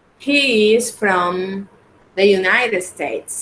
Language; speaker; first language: English; non-native, fluent; Spanish